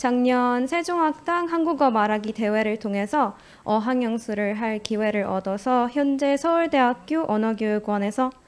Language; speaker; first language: Korean; non-native, fluent; Arabic